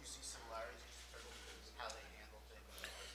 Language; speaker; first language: English; native; English